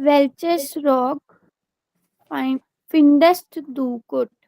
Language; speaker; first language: German; non-native, learner; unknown